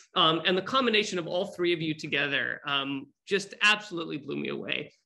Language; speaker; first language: English; native; English